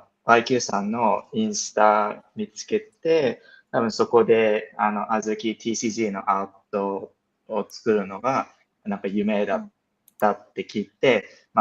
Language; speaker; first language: Japanese; non-native, fluent; English